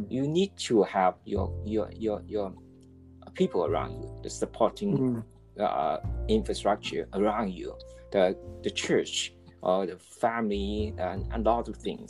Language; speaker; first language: English; non-native, local second language; Cantonese